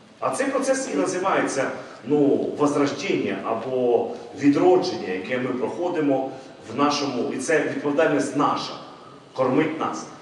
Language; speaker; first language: Ukrainian; non-native, local second language; Russian